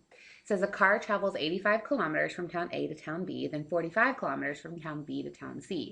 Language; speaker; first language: English; native; English